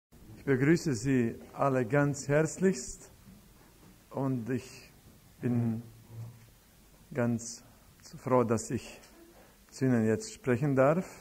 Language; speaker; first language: German; non-native, fluent; Croatian